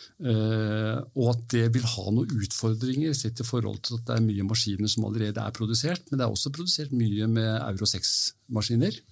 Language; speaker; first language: Norwegian; early bilingual, heritage; Norwegian